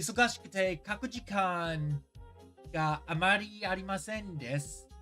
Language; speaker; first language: Japanese; non-native, learner; English